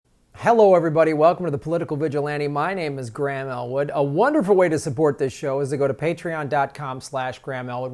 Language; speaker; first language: English; native; English